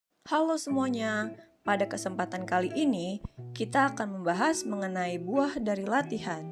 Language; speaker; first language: Indonesian; native; Indonesian